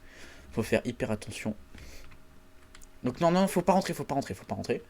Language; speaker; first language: French; native; French